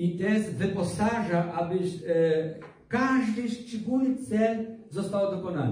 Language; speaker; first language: Polish; non-native, learner; Portuguese